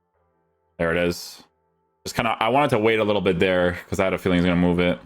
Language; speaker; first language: English; native; English